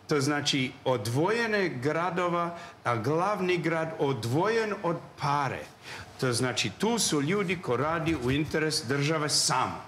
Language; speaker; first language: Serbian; non-native, learner; English